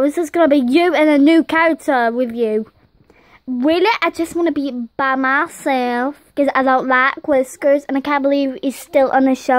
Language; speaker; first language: English; native; English